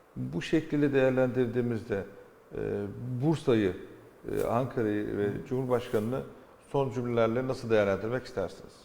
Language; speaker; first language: Turkish; native; Turkish